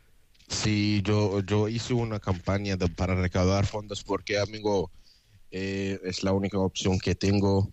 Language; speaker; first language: Spanish; non-native, fluent; Arabic